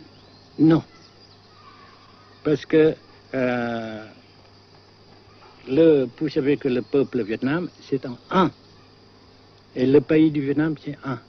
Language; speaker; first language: French; non-native, fluent; Vietnamese